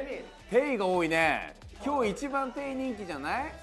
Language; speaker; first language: Japanese; native; Japanese